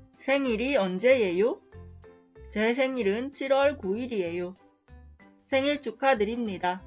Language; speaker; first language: Korean; non-native, fluent; Spanish